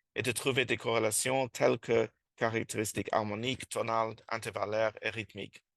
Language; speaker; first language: French; non-native, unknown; English